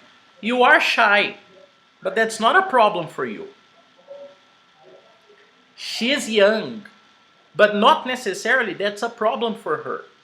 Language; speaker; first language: English; non-native, fluent; Portuguese